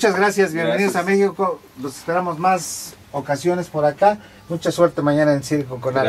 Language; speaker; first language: Spanish; native; Spanish